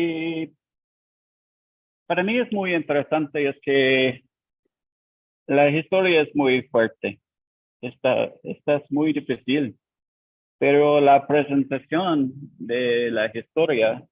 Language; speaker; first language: Spanish; non-native, learner; English